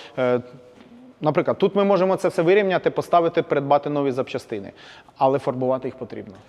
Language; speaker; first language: Ukrainian; native; Ukrainian